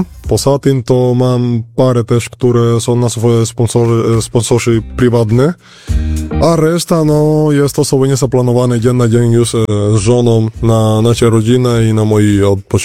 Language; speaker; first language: Polish; non-native, fluent; Spanish